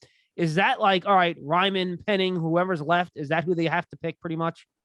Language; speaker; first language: English; native; English